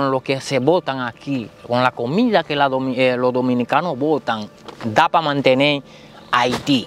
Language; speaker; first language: Spanish; early bilingual, other home language; Haitian Creole